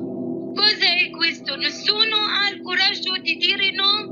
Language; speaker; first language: Italian; non-native, fluent; Arabic